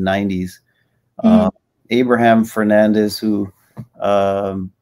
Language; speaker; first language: English; native; English